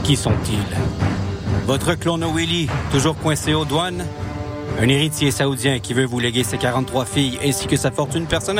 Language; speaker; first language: French; native; French